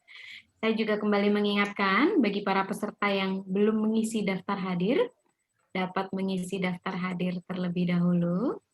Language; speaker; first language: Indonesian; native; Indonesian